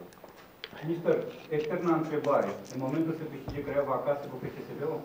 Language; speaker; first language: Romanian; native; Romanian